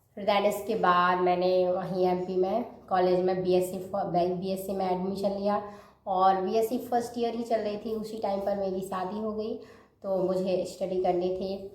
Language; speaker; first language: Hindi; native; Hindi